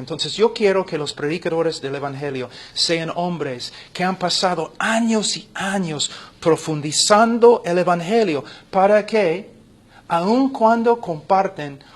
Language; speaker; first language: Spanish; non-native, fluent; English